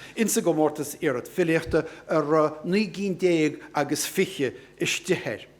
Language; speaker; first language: Irish; native; Irish